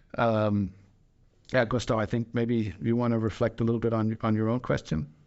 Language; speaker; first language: English; non-native, fluent; Danish